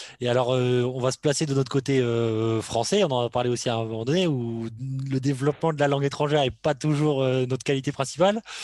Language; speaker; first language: French; native; French